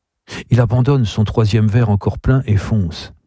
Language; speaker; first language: French; native; French